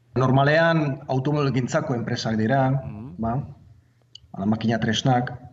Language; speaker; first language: Basque; non-native, fluent; Czech